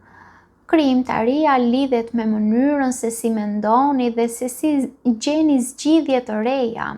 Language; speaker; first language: Albanian; native; Albanian